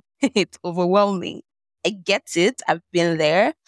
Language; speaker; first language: English; non-native, local second language; Yoruba